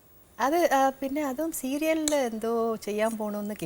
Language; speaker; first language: Malayalam; non-native, fluent; Telugu